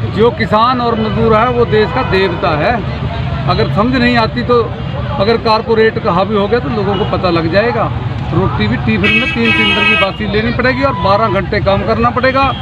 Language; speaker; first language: Hindi; native; Hindi